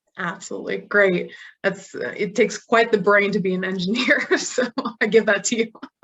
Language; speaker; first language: English; native; English